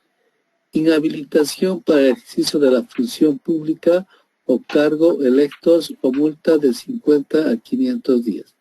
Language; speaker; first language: Spanish; native; Spanish